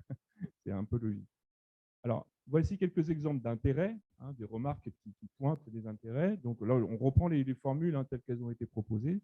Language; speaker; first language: French; native; French